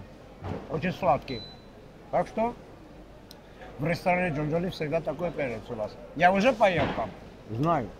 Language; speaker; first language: Russian; non-native, fluent; Armenian